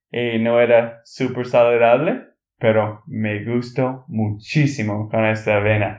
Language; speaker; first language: Spanish; non-native, learner; English